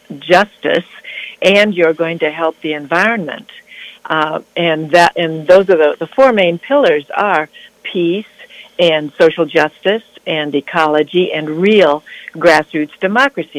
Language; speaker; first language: English; native; English